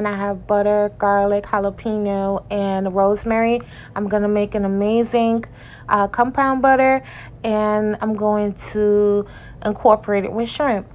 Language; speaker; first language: English; native; English